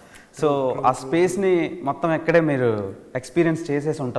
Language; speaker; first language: Telugu; native; Telugu